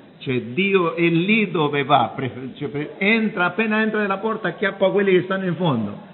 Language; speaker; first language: Italian; early bilingual, heritage; Italian